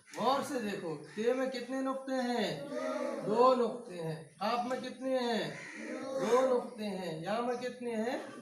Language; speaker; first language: Hindi; native; Hindi